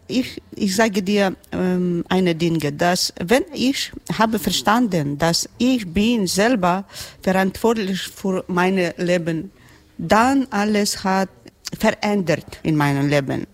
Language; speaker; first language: German; non-native, learner; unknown